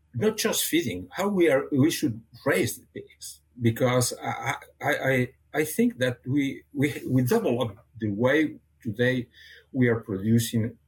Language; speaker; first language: English; non-native, fluent; Catalan